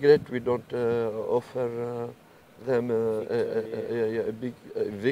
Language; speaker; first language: English; non-native, learner; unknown